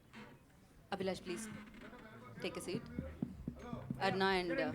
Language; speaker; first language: Telugu; native; Telugu